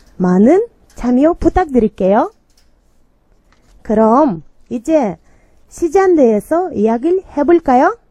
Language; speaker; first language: Korean; non-native, learner; Kyrgyz